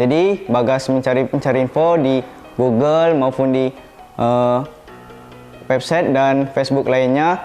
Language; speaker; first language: Indonesian; native; Indonesian